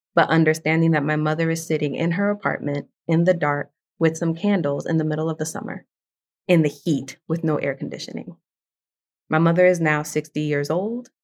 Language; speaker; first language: English; early bilingual, other home language; Spanish